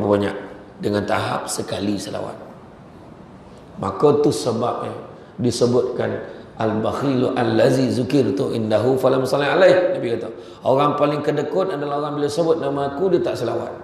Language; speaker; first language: Malay; native; Malay